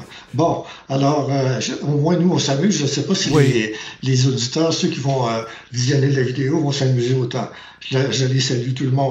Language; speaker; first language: French; native; French